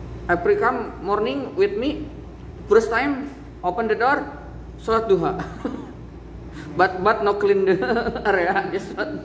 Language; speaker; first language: English; non-native, learner; Indonesian